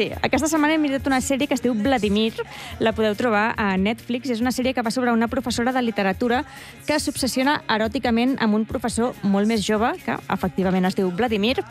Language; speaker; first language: Catalan; native; Catalan